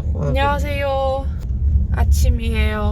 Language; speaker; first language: Korean; non-native, fluent; French